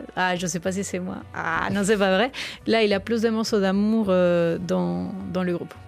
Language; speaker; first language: French; non-native, fluent; Spanish